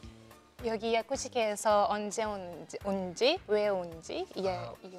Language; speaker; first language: Korean; non-native, learner; Yakut